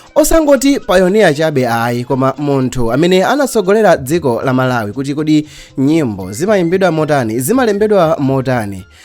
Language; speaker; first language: Nyanja; native; Nyanja